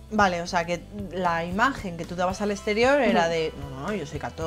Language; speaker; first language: Spanish; native; Spanish